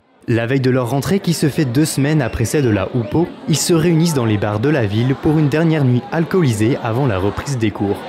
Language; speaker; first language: French; native; French